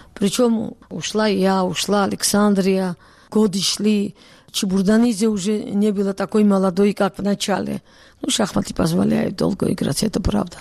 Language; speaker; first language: Russian; non-native, local second language; Georgian